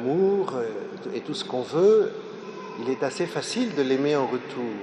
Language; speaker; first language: French; native; French